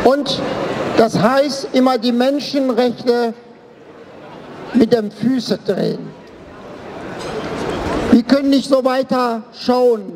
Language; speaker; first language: German; non-native, fluent; Persian